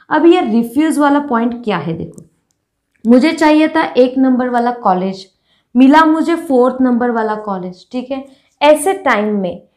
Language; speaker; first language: Hindi; non-native, local second language; Marathi